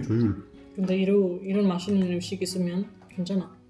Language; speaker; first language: Korean; non-native, fluent; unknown